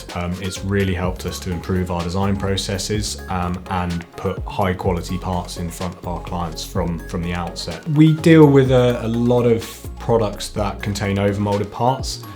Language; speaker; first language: English; native; English